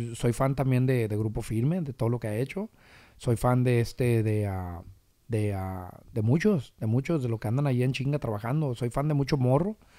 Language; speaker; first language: Spanish; early bilingual, heritage; Spanish